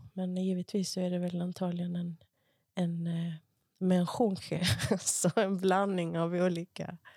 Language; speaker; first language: Swedish; early bilingual, other home language; Spanish